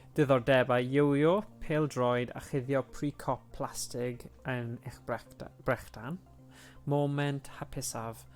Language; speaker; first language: Welsh; native; Welsh